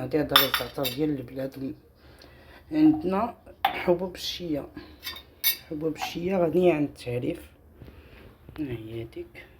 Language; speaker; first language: Arabic; native; Arabic